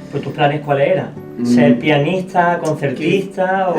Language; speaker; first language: Spanish; native; Spanish